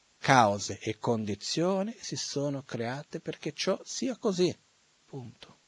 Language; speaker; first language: Italian; non-native, fluent; Portuguese